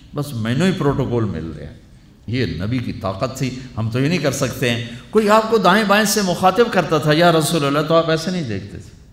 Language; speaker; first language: Urdu; non-native, local second language; Punjabi